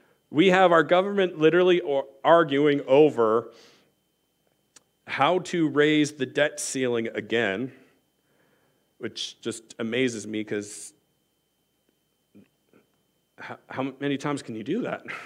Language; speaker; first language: English; native; English